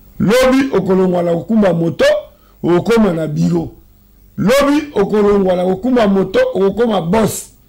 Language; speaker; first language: Lingala; native; Lingala